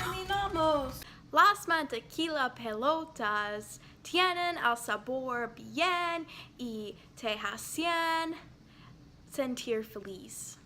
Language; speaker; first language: Spanish; non-native, learner; English